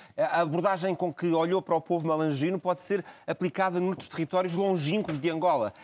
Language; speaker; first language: Portuguese; native; Portuguese